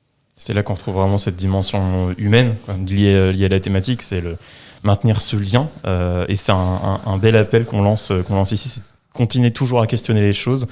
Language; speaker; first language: French; native; French